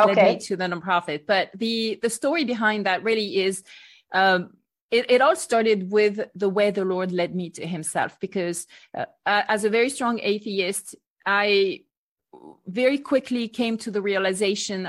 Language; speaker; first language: English; non-native, fluent; French